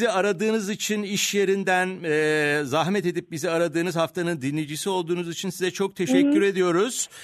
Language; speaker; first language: Turkish; native; Turkish